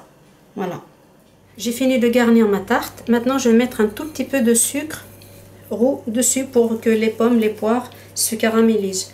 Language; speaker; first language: French; native; French